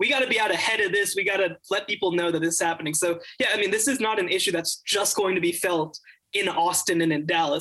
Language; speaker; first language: English; native; English